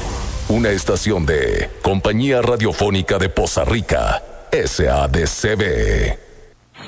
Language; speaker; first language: Spanish; native; Spanish